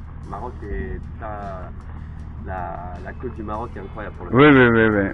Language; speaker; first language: French; native; French